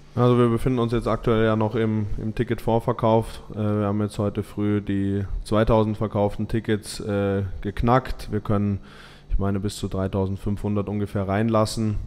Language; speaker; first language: German; native; German